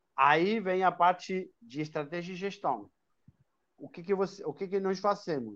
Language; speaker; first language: Portuguese; non-native, fluent; Spanish